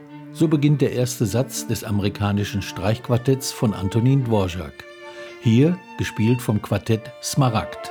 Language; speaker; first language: German; native; German